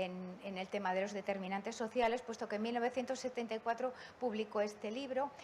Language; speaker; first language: Spanish; native; Spanish